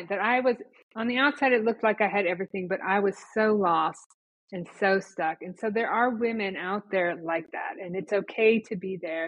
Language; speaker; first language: English; native; English